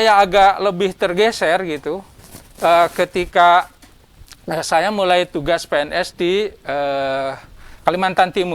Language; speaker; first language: Indonesian; non-native, local second language; Sundanese